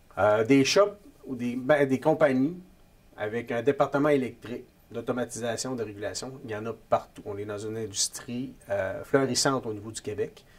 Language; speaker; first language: French; native; French